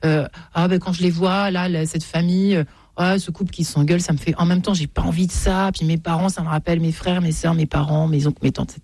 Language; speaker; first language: French; native; French